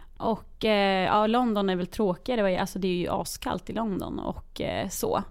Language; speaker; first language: Swedish; native; Swedish